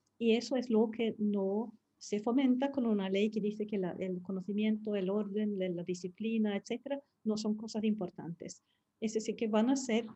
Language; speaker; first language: Spanish; non-native, fluent; Swedish